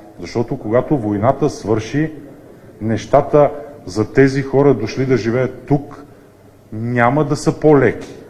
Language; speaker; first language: Bulgarian; native; Bulgarian